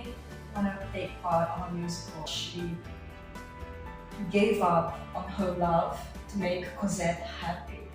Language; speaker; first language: English; non-native, fluent; Portuguese